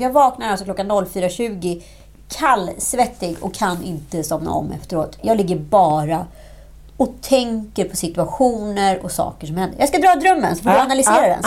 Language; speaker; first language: Swedish; native; Swedish